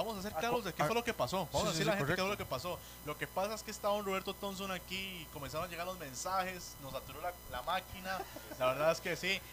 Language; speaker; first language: Spanish; native; Spanish